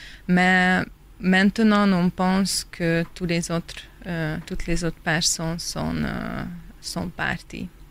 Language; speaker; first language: French; non-native, fluent; Hungarian